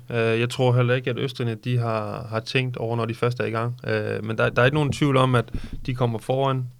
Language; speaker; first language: Danish; native; Danish